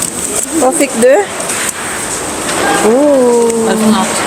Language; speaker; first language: Swedish; non-native, learner; Filipino